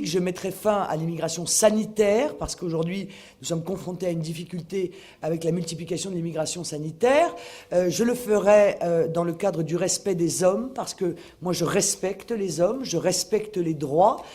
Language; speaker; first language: French; native; French